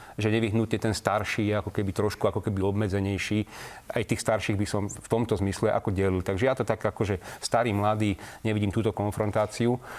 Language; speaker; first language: Slovak; native; Slovak